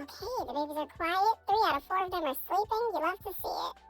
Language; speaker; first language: English; native; English